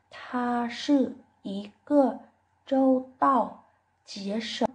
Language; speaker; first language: Chinese; non-native, learner; Vietnamese